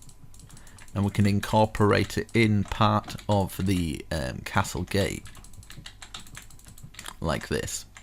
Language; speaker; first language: English; native; English